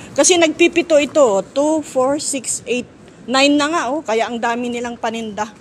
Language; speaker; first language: Filipino; native; Filipino